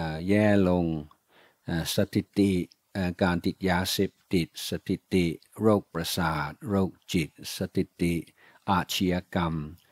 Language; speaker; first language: Thai; non-native, fluent; English